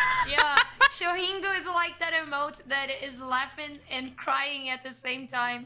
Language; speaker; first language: English; non-native, fluent; Portuguese